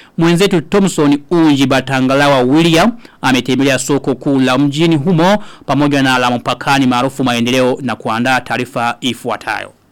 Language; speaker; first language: Swahili; non-native, local second language; Rundi